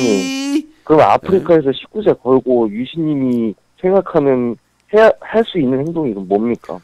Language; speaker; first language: Korean; native; Korean